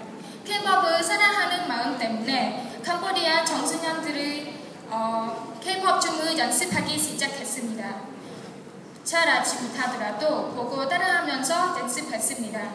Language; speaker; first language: Korean; non-native, learner; Khmer